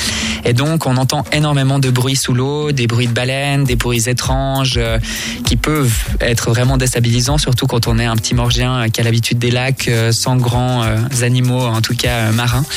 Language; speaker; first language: French; native; French